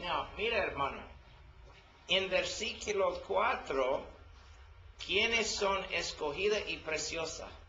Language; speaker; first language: Spanish; non-native, learner; English